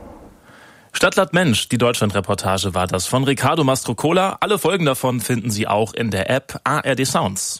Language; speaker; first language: German; native; German